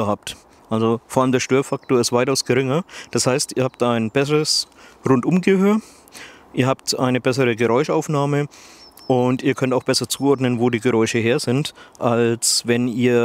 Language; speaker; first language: German; native; German